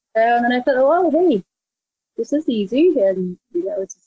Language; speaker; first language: English; non-native, fluent; Japanese